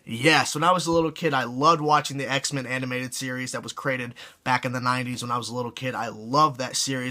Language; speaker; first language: English; native; English